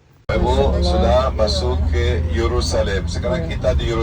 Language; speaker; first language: Indonesian; non-native, fluent; Arabic